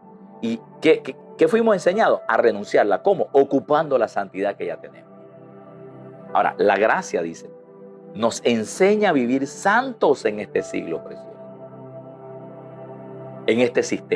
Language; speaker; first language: Spanish; native; Spanish